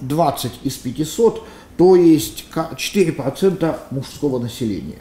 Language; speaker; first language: Russian; native; Russian